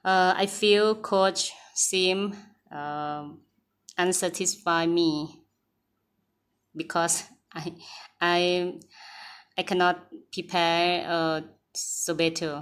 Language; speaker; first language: English; non-native, learner; Thai